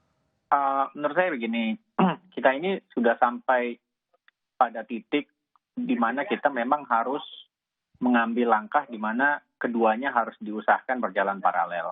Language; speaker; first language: Indonesian; native; Indonesian